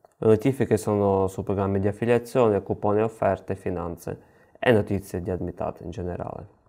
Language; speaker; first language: Italian; non-native, fluent; Russian